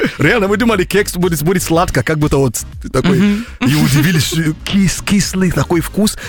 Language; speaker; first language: Russian; non-native, fluent; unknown